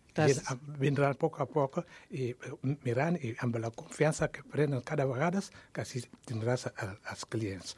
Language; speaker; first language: Catalan; non-native, learner; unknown